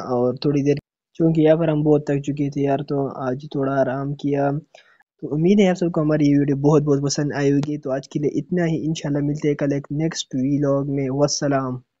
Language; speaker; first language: Hindi; native; Hindi